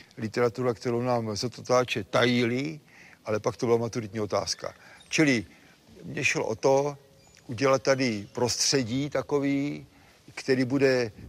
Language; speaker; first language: Czech; native; Czech